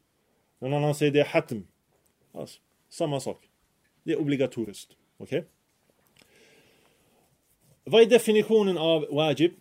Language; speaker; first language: Swedish; early bilingual, other home language; Arabic